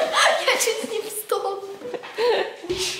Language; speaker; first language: Russian; early bilingual, heritage; Russian